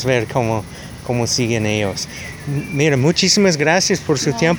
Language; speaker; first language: Spanish; non-native, learner; English